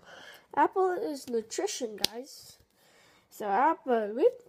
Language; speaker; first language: English; native; English